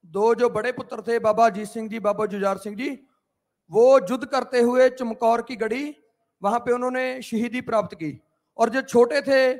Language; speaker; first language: Hindi; non-native, local second language; Punjabi